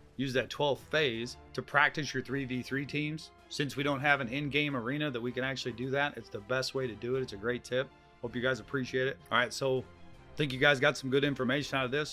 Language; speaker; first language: English; native; English